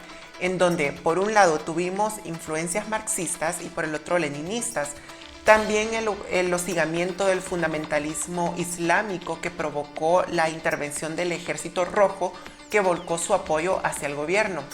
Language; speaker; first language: Spanish; native; Spanish